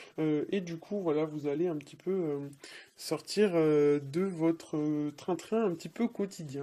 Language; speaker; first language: French; native; French